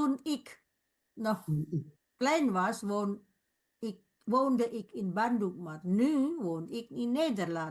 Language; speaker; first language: Dutch; non-native, fluent; Indonesian